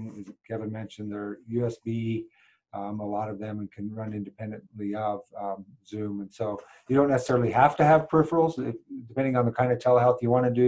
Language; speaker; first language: English; native; English